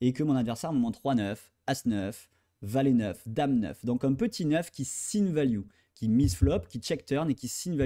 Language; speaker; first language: French; native; French